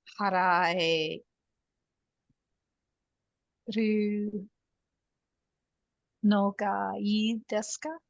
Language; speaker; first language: Japanese; non-native, learner; English